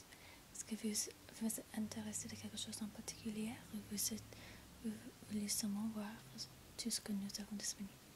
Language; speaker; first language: French; non-native, learner; English